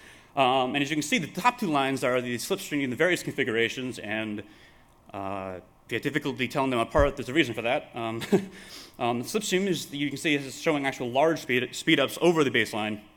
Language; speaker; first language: English; native; English